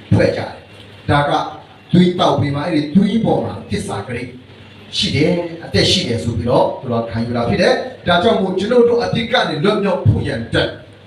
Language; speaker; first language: Burmese; non-native, local second language; Hakha Chin